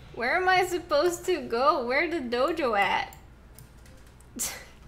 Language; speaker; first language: English; non-native, fluent; Norwegian